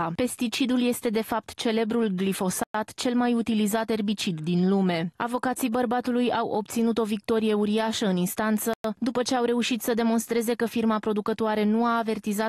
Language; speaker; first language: Romanian; native; Romanian